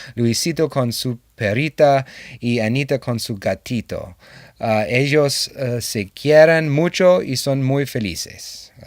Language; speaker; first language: Spanish; non-native, learner; English